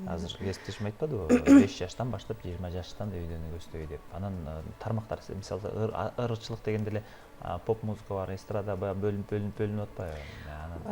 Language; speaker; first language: Kyrgyz; native; Kyrgyz